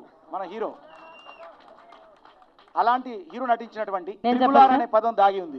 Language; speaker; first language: Telugu; native; Telugu